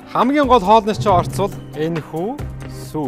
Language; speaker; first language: Mongolian; native; Mongolian